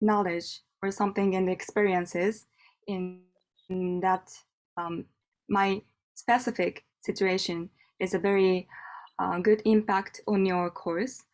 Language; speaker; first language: English; non-native, learner; Japanese